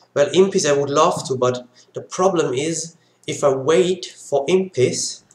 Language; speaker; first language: English; non-native, fluent; Swiss German